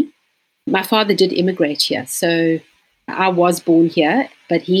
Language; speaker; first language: English; native; English